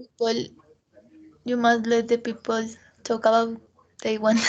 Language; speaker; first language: English; non-native, learner; Spanish